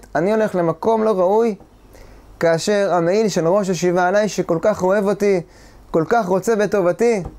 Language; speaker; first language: Hebrew; native; Hebrew